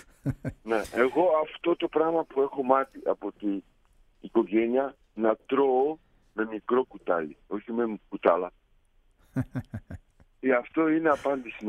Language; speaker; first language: Greek; early bilingual, heritage; Greek